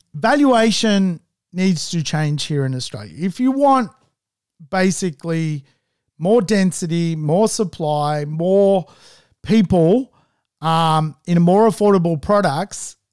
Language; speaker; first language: English; native; English